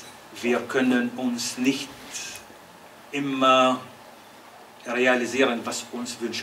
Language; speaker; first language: German; non-native, fluent; Arabic